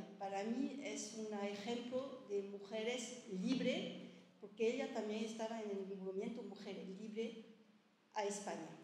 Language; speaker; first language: Spanish; early bilingual, heritage; French